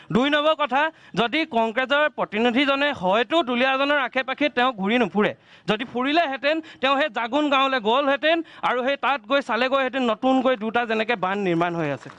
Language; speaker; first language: Assamese; native; Assamese